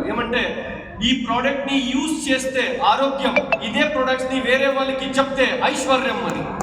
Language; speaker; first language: Telugu; non-native, local second language; Urdu